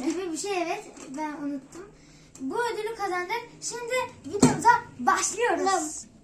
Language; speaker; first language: Turkish; native; Turkish